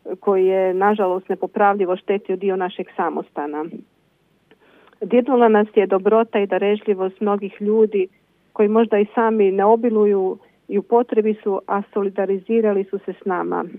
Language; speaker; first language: Croatian; native; Croatian